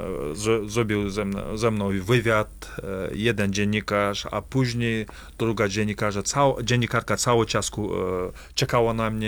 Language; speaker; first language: Polish; non-native, fluent; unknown